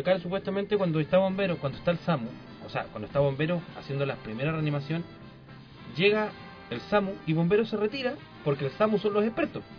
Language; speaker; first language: Spanish; native; Spanish